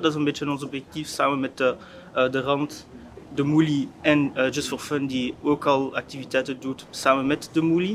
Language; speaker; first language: Dutch; native; Dutch